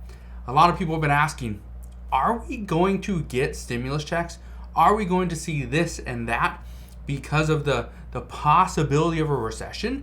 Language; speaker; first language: English; native; English